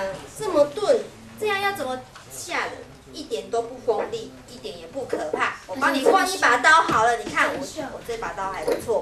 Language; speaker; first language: Chinese; native; Chinese